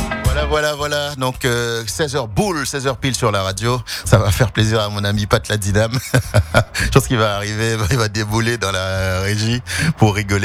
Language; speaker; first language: French; native; French